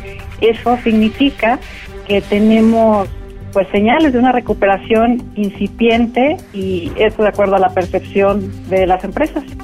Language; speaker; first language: Spanish; native; Spanish